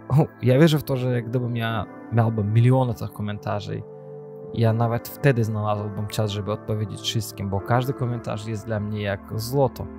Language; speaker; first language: Polish; non-native, learner; Azerbaijani